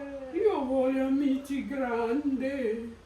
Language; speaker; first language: Italian; non-native, learner; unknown